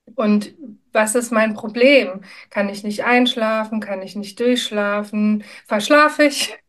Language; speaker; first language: German; native; German